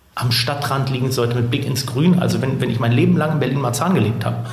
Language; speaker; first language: German; native; German